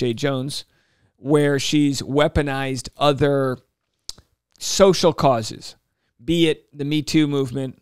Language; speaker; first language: English; native; English